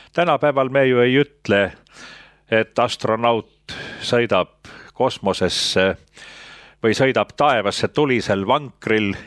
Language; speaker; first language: Estonian; native; Estonian